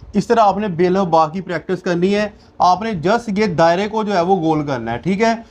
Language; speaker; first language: Urdu; native; Urdu